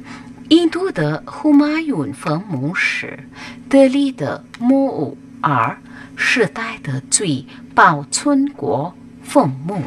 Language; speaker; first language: Chinese; non-native, learner; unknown